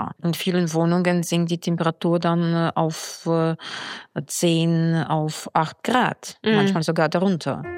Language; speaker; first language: German; non-native, fluent; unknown